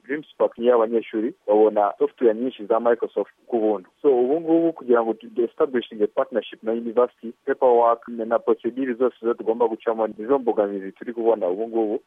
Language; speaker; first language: Kinyarwanda; early bilingual, heritage; Kinyarwanda